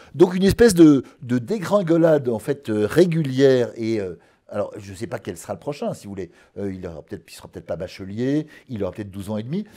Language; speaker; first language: French; native; French